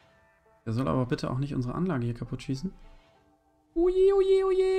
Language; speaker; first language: German; native; German